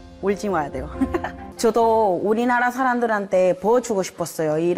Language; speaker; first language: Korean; non-native, fluent; Spanish